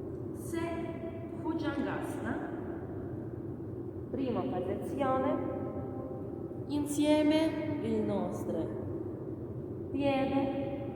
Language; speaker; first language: Italian; non-native, learner; Russian